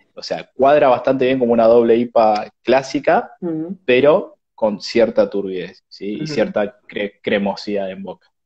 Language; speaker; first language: Spanish; native; Spanish